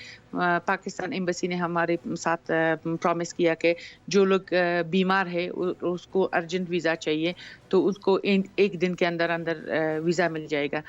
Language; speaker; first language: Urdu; non-native, fluent; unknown